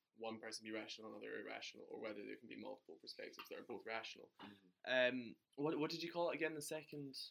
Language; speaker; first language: English; non-native, fluent; German